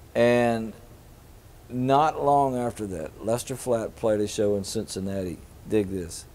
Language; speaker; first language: English; native; English